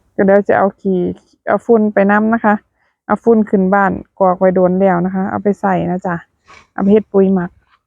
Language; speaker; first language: Thai; native; Thai